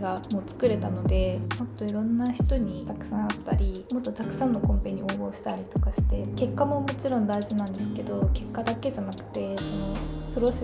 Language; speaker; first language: Japanese; native; Japanese